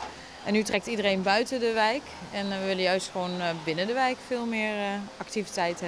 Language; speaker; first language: Dutch; native; Dutch